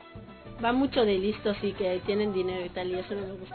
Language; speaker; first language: Spanish; early bilingual, other home language; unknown